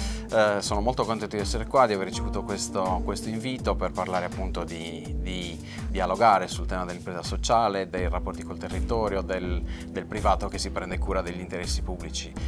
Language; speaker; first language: Italian; native; Italian